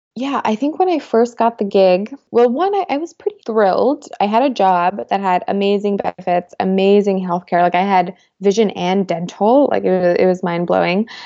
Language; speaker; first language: English; early bilingual, other home language; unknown